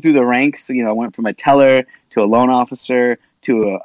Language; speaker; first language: English; early bilingual, other home language; Spanish